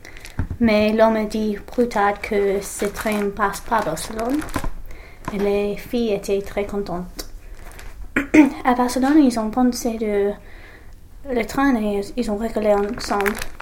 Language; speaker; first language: French; non-native, learner; English